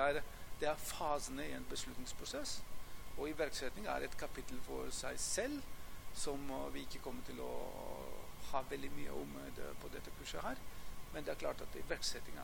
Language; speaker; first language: Norwegian; non-native, fluent; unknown